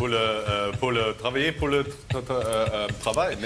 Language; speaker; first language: French; non-native, learner; German